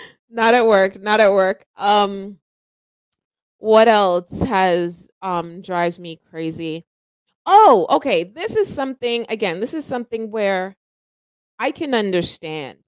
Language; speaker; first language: English; native; English